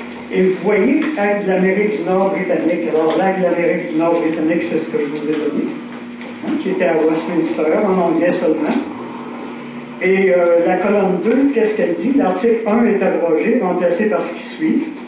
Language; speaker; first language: French; native; French